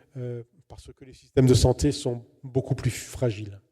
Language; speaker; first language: French; native; French